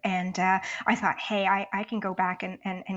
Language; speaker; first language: English; native; English